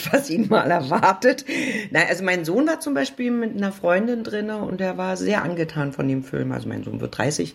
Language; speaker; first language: German; native; German